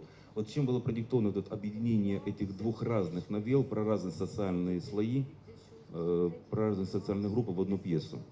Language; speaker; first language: Russian; native; Russian